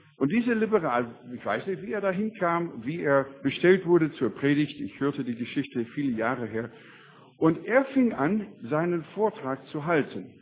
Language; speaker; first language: German; non-native, fluent; English